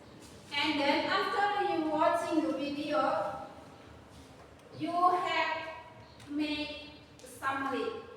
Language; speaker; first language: English; non-native, learner; Indonesian